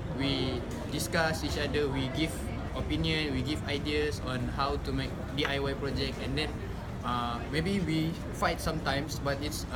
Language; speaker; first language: English; non-native, local second language; Malay